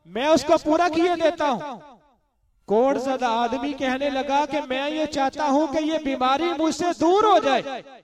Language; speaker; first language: Urdu; non-native, local second language; Punjabi